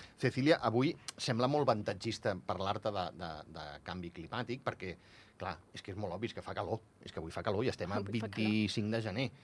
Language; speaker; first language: Catalan; native; Catalan